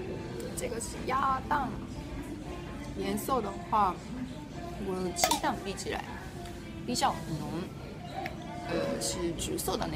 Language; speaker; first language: Chinese; non-native, fluent; Japanese